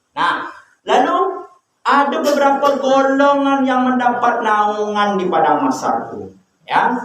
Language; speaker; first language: Malay; non-native, local second language; Minangkabau